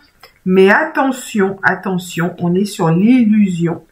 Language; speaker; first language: French; native; French